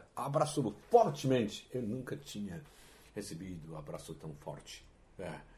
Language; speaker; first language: Portuguese; non-native, fluent; Japanese